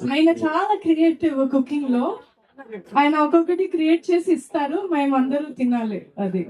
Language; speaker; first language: Telugu; non-native, fluent; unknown